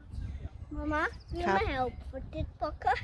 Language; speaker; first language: Dutch; early bilingual, other home language; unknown